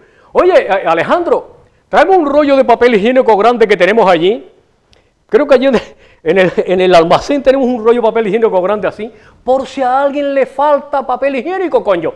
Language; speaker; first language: Spanish; native; Spanish